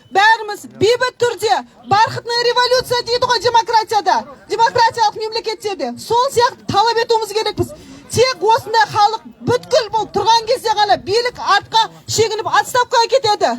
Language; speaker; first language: Kazakh; native; Kazakh